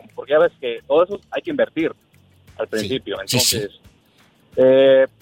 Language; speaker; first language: Spanish; native; Spanish